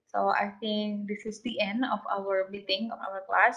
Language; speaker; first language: English; non-native, fluent; Javanese